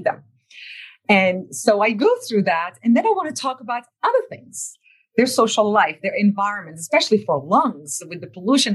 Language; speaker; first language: English; non-native, fluent; Arabic